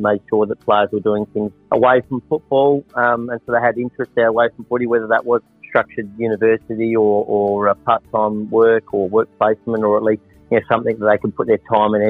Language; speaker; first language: English; native; English